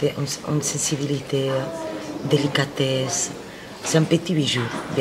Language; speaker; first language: French; non-native, fluent; Spanish